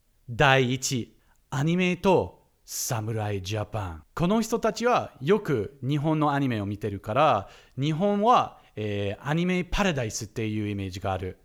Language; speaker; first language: Japanese; non-native, fluent; English